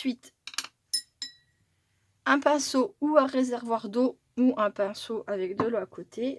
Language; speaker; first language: French; native; French